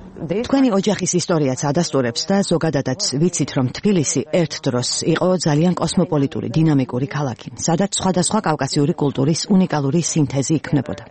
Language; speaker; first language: Georgian; native; Georgian